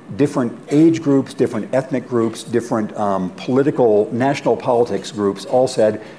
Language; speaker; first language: English; native; English